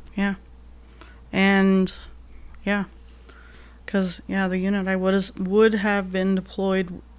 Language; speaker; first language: English; native; English